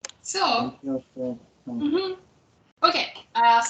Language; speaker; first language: English; non-native, fluent; Japanese